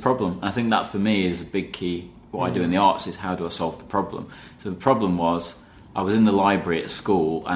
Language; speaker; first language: English; native; English